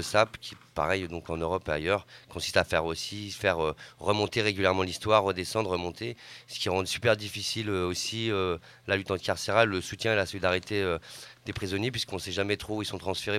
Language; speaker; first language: French; native; French